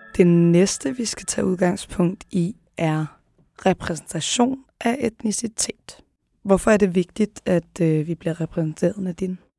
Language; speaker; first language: Danish; early bilingual, other home language; Arabic